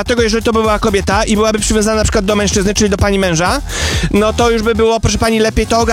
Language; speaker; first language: Polish; native; Polish